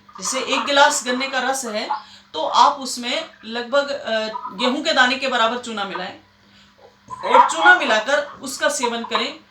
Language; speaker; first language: Hindi; native; Hindi